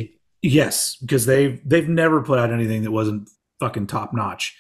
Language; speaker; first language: English; native; English